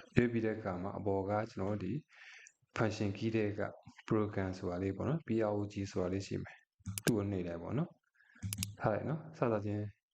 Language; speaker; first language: Burmese; native; Burmese